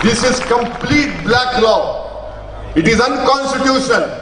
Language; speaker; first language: English; non-native, local second language; Urdu